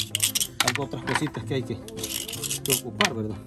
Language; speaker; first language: Spanish; native; Spanish